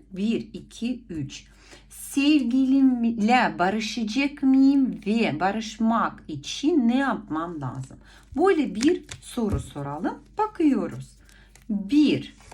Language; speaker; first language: Turkish; non-native, fluent; Ukrainian